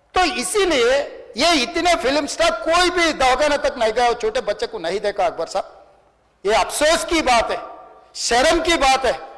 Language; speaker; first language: Hindi; non-native, local second language; Telugu